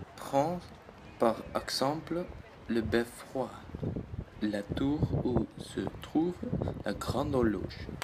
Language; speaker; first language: French; native; French